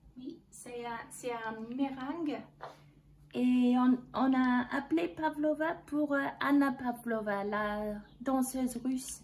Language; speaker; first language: French; non-native, learner; English